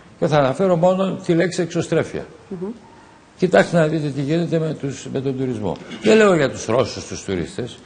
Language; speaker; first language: Greek; native; Greek